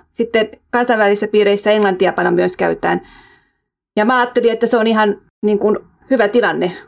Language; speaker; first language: Finnish; early bilingual, heritage; Finnish